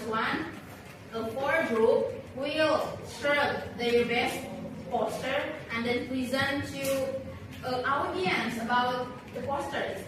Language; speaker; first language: English; non-native, learner; Indonesian